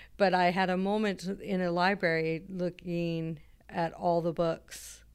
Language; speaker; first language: English; native; English